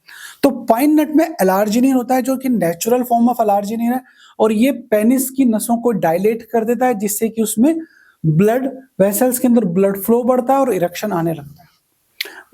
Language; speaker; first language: Hindi; native; Hindi